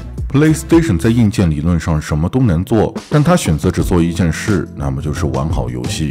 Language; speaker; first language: Chinese; native; Chinese